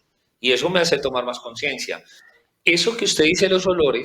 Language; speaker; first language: Spanish; native; Spanish